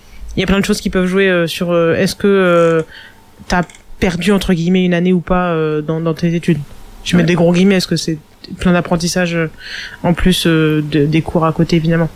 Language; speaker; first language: French; native; French